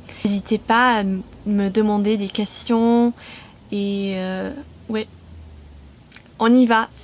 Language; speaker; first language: French; non-native, fluent; English